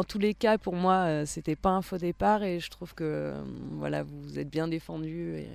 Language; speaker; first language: French; native; French